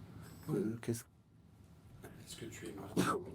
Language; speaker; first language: French; native; French